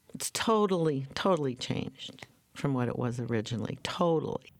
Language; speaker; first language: English; native; English